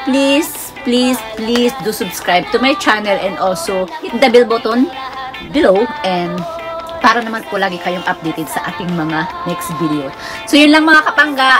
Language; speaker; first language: Filipino; non-native, local second language; Hiligaynon